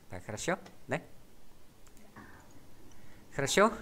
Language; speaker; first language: Russian; non-native, fluent; Vietnamese